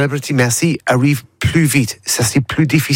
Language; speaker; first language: French; non-native, learner; English